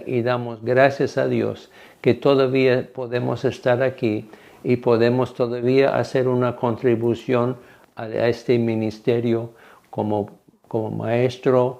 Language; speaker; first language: Spanish; non-native, fluent; English